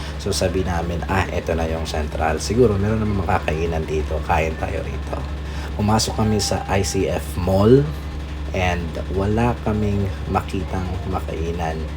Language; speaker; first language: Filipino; non-native, local second language; Iloko